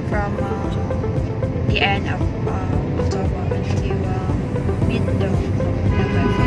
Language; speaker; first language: English; non-native, learner; Vietnamese